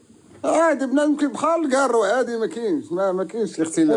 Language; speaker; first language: Arabic; native; Arabic